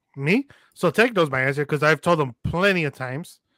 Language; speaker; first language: English; early bilingual, other home language; Spanish